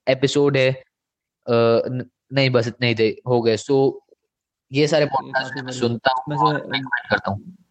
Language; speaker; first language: Hindi; native; Hindi